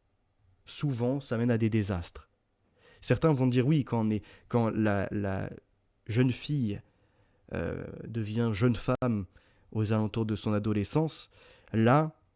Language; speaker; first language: French; native; French